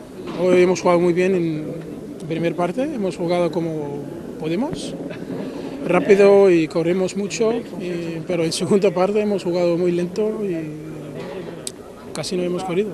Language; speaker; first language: Spanish; non-native, fluent; Macedonian